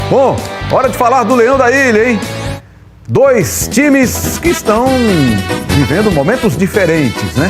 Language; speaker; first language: Portuguese; native; Portuguese